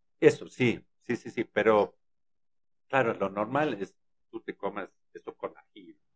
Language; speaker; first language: Spanish; non-native, fluent; German